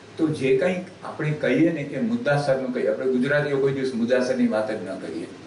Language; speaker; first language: Gujarati; early bilingual, heritage; Gujarati